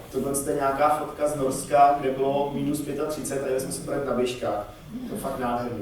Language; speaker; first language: Czech; native; Czech